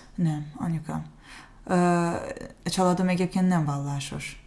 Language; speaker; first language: Hungarian; non-native, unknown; Azerbaijani